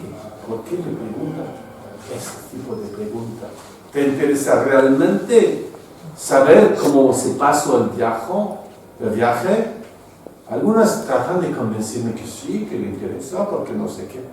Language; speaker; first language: Spanish; non-native, fluent; French